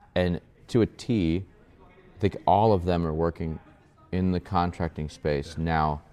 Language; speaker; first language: English; native; English